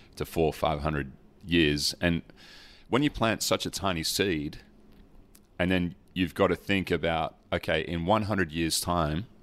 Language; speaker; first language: English; early bilingual, other home language; Dutch